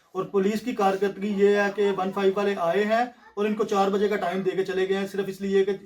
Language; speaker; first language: Urdu; non-native, local second language; Punjabi